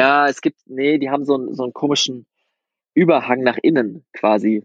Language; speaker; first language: German; native; German